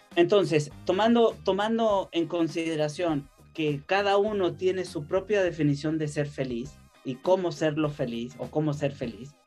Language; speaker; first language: Spanish; native; Spanish